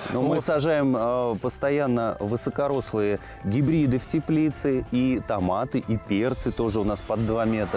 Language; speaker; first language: Russian; native; Russian